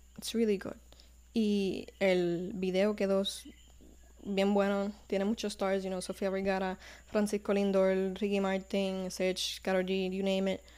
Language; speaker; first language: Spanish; early bilingual, heritage; Spanish